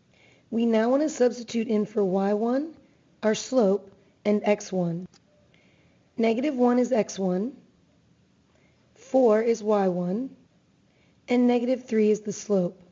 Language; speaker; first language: English; native; English